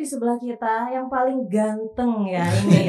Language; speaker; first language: Indonesian; native; Indonesian